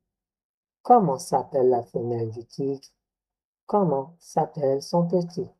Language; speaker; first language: French; non-native, local second language; Arabic